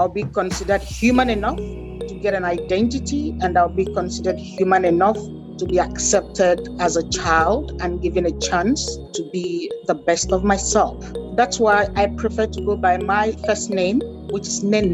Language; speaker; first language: English; non-native, local second language; Igbo